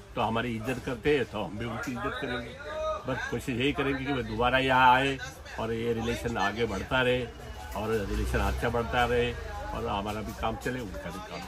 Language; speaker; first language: Hindi; non-native, local second language; Marathi